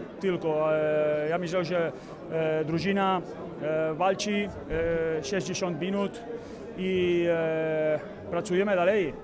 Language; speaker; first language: Polish; non-native, learner; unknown